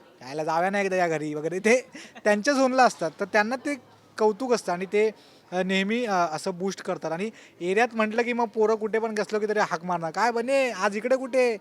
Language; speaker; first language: Marathi; native; Marathi